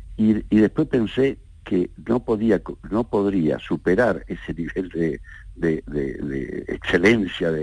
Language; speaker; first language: Spanish; native; Spanish